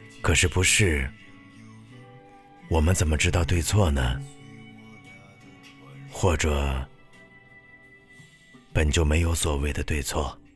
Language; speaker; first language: Chinese; native; Chinese